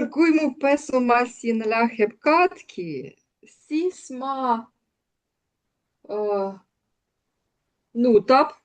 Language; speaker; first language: Estonian; non-native, learner; Russian